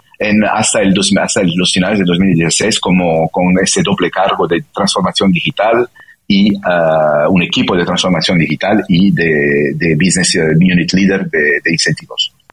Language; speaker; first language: Spanish; non-native, fluent; French